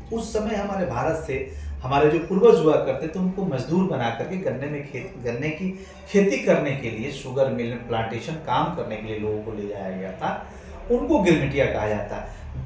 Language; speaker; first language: Hindi; native; Hindi